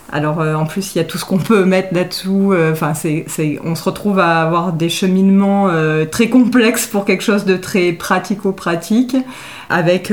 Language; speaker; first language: French; native; French